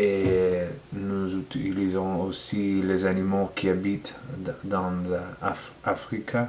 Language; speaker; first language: French; non-native, learner; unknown